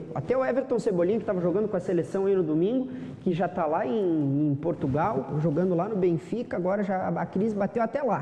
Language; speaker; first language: Portuguese; native; Portuguese